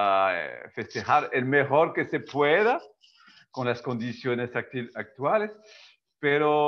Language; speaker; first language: Spanish; non-native, fluent; French